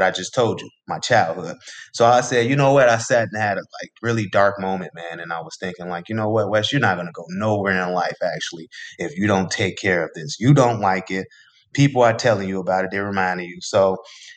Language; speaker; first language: English; native; English